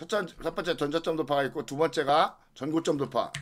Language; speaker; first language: Korean; native; Korean